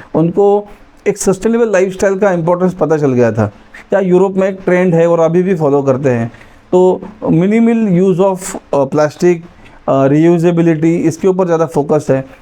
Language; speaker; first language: Hindi; non-native, local second language; Marathi